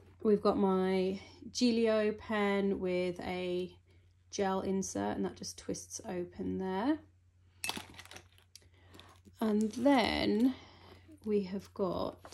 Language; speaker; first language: English; native; English